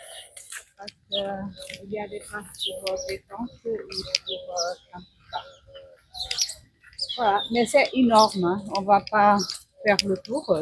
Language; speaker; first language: French; non-native, fluent; Portuguese